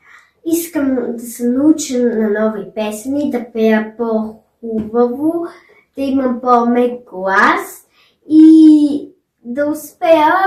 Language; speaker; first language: Bulgarian; early bilingual, heritage; German